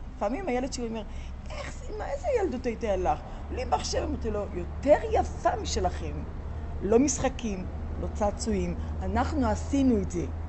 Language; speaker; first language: Hebrew; native; Hebrew